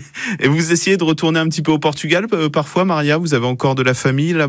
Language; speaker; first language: French; native; French